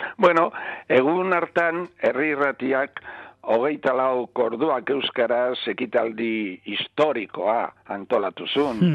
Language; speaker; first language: Basque; non-native, local second language; Spanish